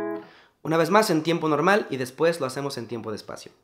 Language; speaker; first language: Spanish; native; Spanish